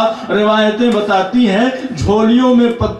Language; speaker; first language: Urdu; native; Urdu